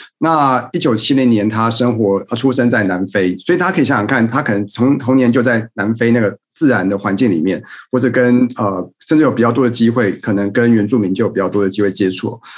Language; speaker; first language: Chinese; native; Chinese